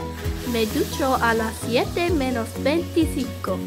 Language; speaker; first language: Spanish; non-native, learner; English